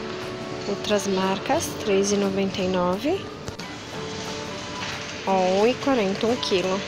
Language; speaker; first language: Portuguese; native; Portuguese